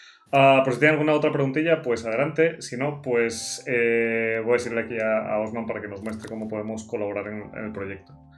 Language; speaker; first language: Spanish; native; Spanish